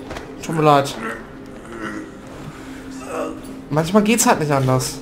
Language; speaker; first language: German; native; German